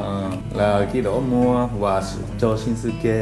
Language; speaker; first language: Vietnamese; non-native, learner; Japanese